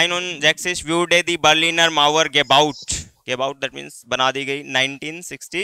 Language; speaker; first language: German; non-native, learner; Hindi